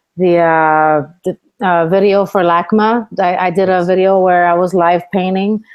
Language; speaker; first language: English; early bilingual, other home language; Spanish